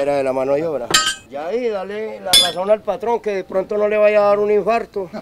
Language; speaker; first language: Spanish; native; Spanish